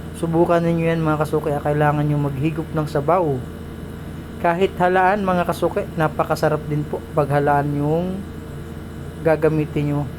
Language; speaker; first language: Filipino; native; Filipino